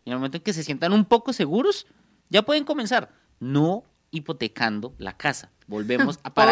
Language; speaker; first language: Spanish; native; Spanish